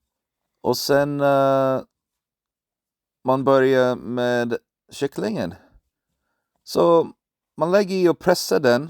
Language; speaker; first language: Swedish; non-native, fluent; English